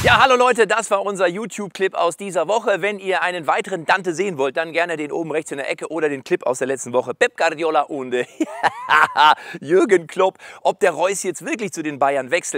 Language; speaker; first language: German; native; German